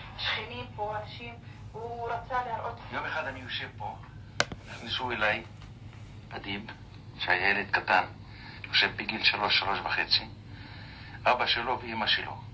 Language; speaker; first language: Hebrew; non-native, local second language; Arabic